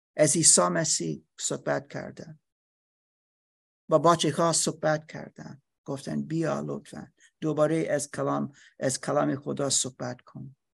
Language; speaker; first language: Persian; non-native, learner; English